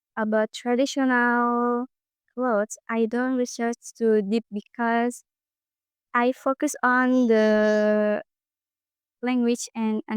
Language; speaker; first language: English; non-native, learner; Indonesian